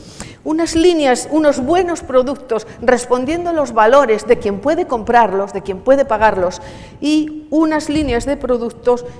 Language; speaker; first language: Spanish; native; Spanish